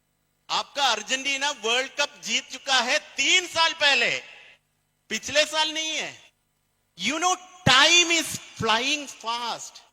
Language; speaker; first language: Hindi; non-native, fluent; Bangla